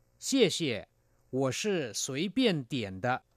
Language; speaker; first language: Chinese; non-native, fluent; Thai